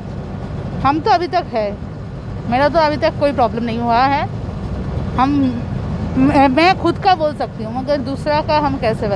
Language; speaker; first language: Hindi; non-native, local second language; Bangla